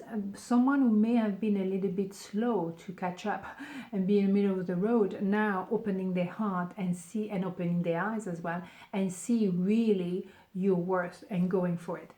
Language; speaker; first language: English; non-native, fluent; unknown